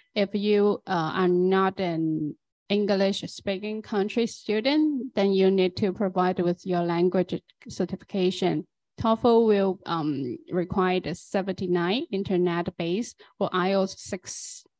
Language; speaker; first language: English; non-native, fluent; Chinese